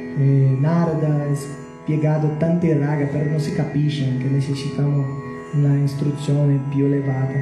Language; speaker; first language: Italian; non-native, learner; Portuguese